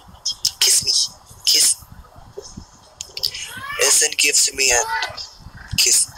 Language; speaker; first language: English; non-native, learner; Thai